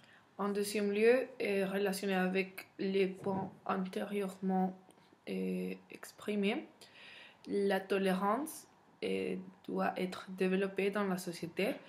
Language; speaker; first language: French; non-native, fluent; Spanish